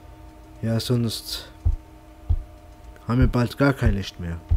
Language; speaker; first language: German; native; German